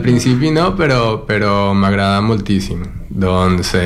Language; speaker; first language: Catalan; non-native, learner; Spanish